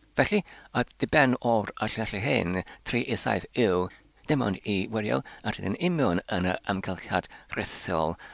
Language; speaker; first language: Welsh; non-native, learner; Polish